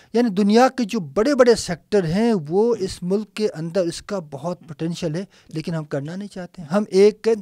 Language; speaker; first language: Urdu; non-native, local second language; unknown